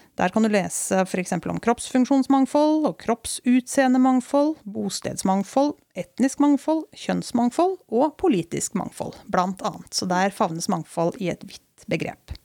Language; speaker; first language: Norwegian; native; Norwegian